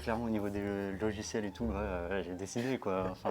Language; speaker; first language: French; native; French